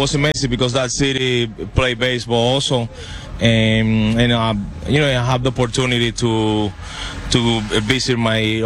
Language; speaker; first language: English; non-native, learner; Spanish